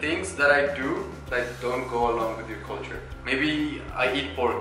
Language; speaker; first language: English; non-native, fluent; Spanish